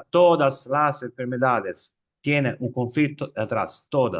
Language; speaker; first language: Spanish; non-native, fluent; Italian